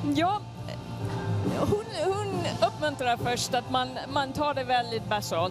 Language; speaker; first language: Swedish; non-native, fluent; English